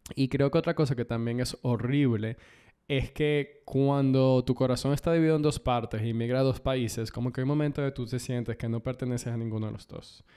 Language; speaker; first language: Spanish; native; Spanish